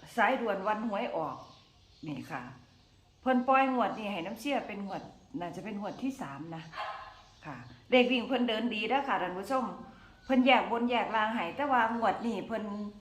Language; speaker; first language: Thai; native; Thai